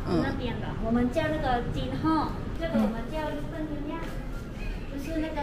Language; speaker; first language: Chinese; non-native, learner; Thai